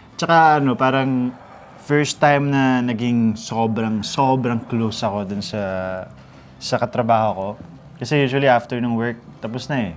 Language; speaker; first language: Filipino; native; Filipino